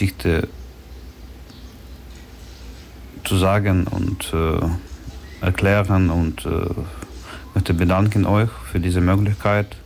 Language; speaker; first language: German; non-native, learner; Ukrainian